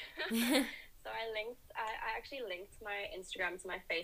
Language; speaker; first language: English; native; English